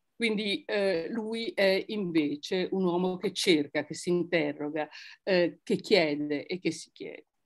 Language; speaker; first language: Italian; native; Italian